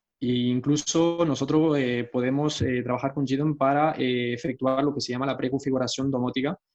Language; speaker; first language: Spanish; early bilingual, heritage; Spanish